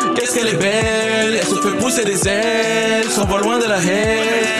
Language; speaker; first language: French; non-native, local second language; Baoulé